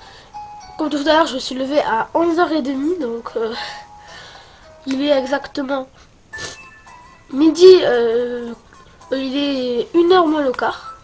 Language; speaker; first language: French; native; French